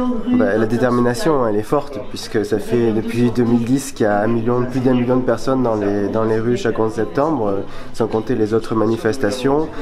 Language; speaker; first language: French; native; French